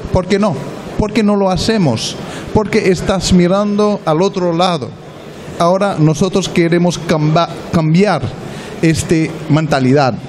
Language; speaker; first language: Spanish; non-native, learner; French